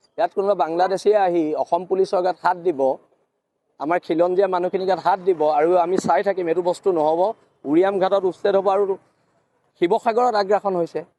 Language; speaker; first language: Assamese; native; Assamese